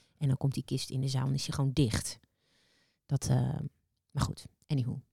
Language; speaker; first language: Dutch; native; Dutch